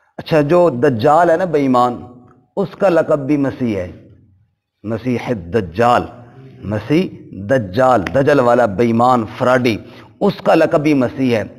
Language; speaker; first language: Urdu; non-native, local second language; Punjabi